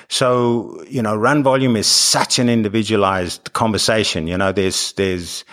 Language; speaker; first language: English; native; English